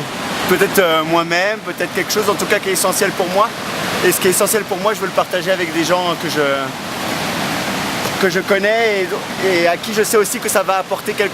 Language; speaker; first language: French; native; French